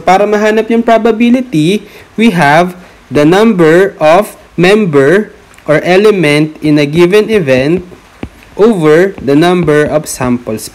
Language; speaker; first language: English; non-native, local second language; Filipino